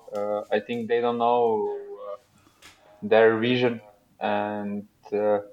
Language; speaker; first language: English; non-native, learner; Slovenian